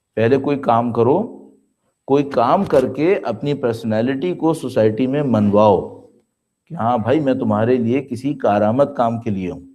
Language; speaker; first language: Urdu; native; Urdu